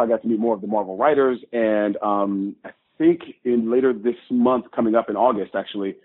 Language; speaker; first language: English; native; English